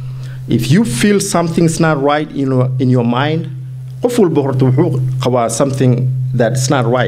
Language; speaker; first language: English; early bilingual, heritage; Somali